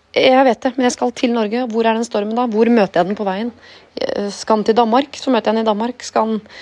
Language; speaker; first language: Norwegian; native; Norwegian